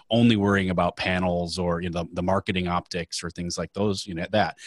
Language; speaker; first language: English; native; English